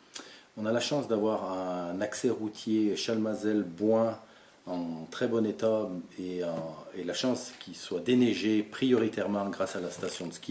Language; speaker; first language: French; native; French